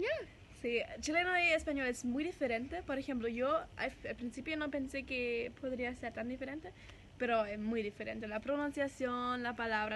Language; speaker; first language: Spanish; non-native, fluent; German